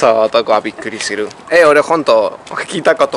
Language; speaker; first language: Japanese; non-native, fluent; Spanish